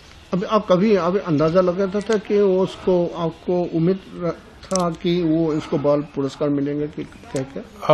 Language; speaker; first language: Hindi; non-native, local second language; Manipuri